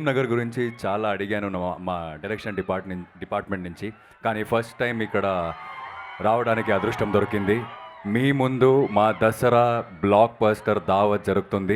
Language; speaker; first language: Telugu; non-native, fluent; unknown